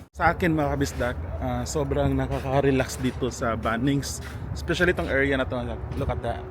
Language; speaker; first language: Filipino; non-native, local second language; Cebuano